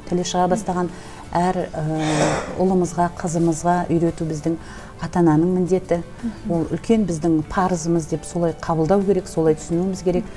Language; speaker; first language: Kazakh; native; Kazakh